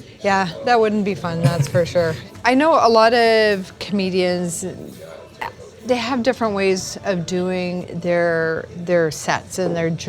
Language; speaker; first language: English; native; English